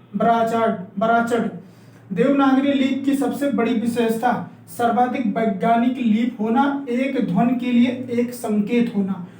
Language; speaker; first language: Hindi; native; Hindi